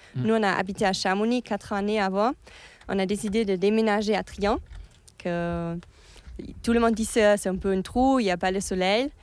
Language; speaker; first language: French; non-native, fluent; German